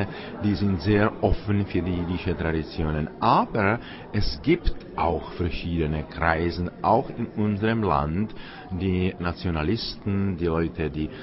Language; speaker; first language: German; non-native, fluent; Czech